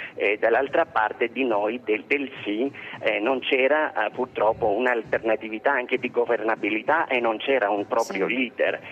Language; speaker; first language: Italian; non-native, fluent; Greek